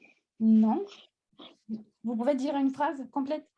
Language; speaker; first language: French; non-native, fluent; Russian